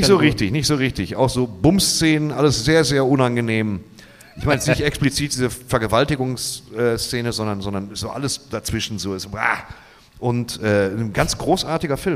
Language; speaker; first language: German; native; German